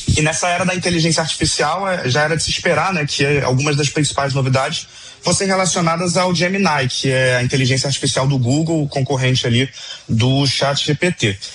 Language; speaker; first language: Portuguese; native; Portuguese